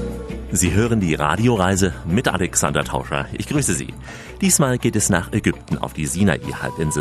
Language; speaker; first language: German; native; German